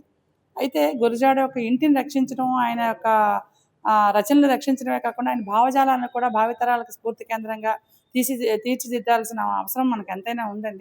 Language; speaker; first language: Telugu; native; Telugu